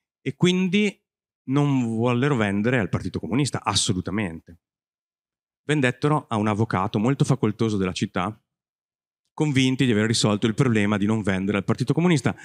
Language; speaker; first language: Italian; native; Italian